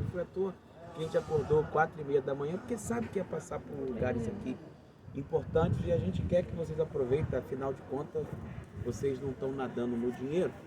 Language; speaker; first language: Portuguese; native; Portuguese